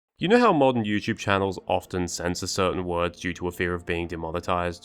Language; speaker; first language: English; native; English